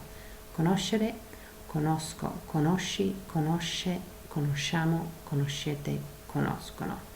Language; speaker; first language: Italian; non-native, fluent; English